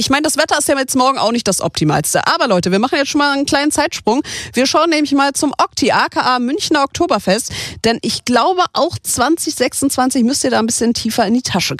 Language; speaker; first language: German; native; German